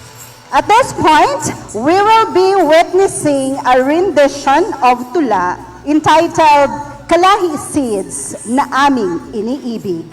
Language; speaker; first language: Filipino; non-native, local second language; Bikol